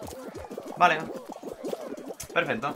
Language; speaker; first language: Spanish; native; Spanish